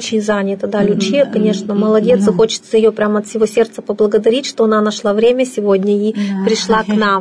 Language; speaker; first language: Russian; native; Russian